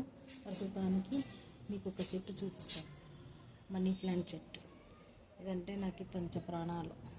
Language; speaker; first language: Telugu; native; Telugu